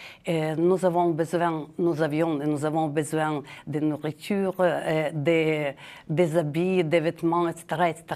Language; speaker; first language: French; non-native, fluent; Ukrainian